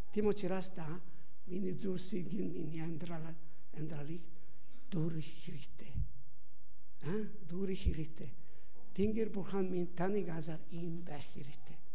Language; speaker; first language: Mongolian; non-native, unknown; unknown